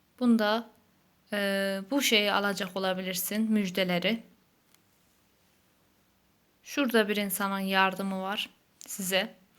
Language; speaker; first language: Turkish; native; Turkish